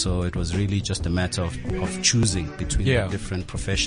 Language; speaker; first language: English; non-native, local second language; Zulu